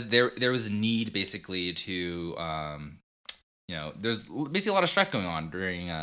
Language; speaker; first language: English; early bilingual, other home language; Vietnamese